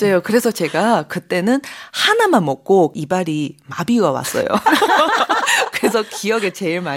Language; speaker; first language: Korean; non-native, fluent; Chinese